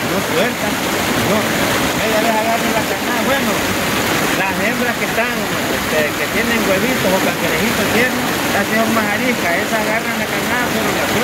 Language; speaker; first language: Spanish; native; Spanish